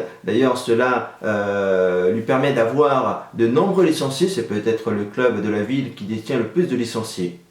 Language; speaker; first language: French; native; French